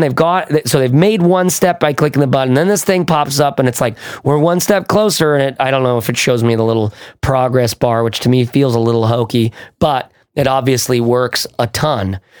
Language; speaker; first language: English; native; English